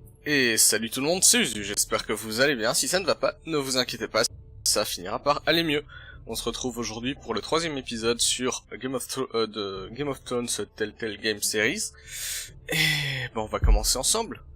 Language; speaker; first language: French; native; French